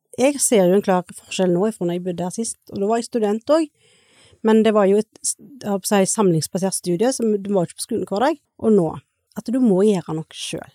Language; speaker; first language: Norwegian; native; Norwegian